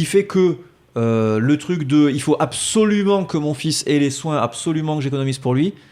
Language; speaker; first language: French; native; French